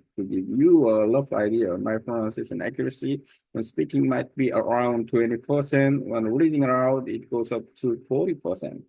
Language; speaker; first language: English; non-native, learner; Korean